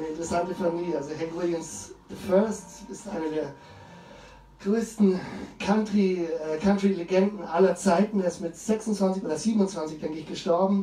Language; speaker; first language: German; native; German